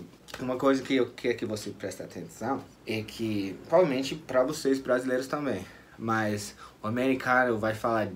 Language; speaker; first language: Portuguese; non-native, fluent; English